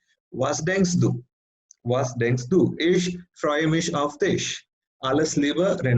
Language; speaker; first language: German; non-native, fluent; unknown